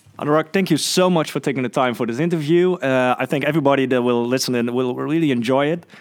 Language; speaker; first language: English; non-native, fluent; Dutch